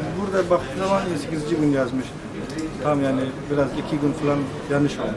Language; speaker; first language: Turkish; non-native, learner; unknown